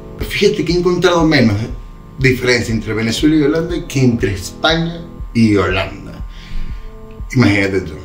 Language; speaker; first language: Spanish; native; Spanish